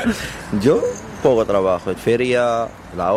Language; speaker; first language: Spanish; non-native, learner; Arabic